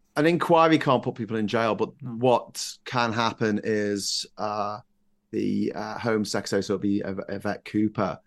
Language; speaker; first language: English; native; English